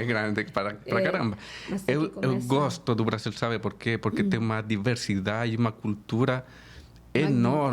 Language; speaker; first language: Portuguese; non-native, fluent; Spanish